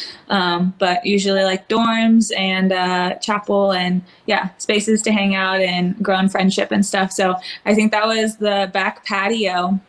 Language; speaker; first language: English; native; English